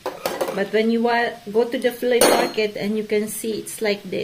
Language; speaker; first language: English; non-native, local second language; Filipino